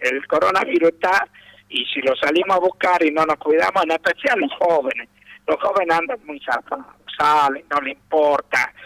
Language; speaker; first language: Spanish; native; Spanish